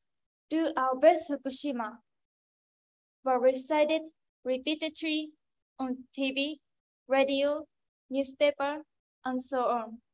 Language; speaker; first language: English; non-native, learner; Japanese